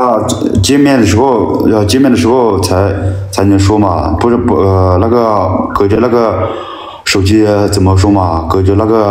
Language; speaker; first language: Chinese; non-native, local second language; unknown